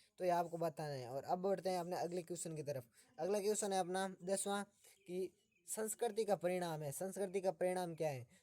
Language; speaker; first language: Hindi; native; Hindi